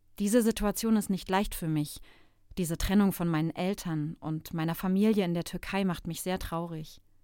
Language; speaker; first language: German; non-native, fluent; Turkish